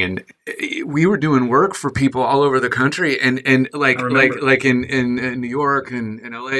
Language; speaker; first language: English; native; English